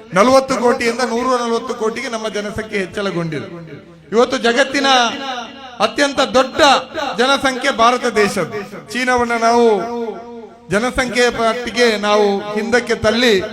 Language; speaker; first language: Kannada; non-native, local second language; Badaga